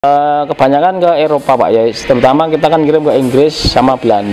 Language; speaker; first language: Indonesian; native; Indonesian